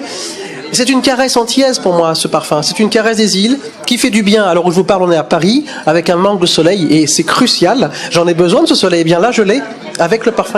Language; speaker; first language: French; native; French